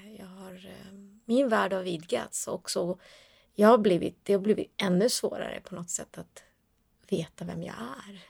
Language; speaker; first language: Swedish; early bilingual, other home language; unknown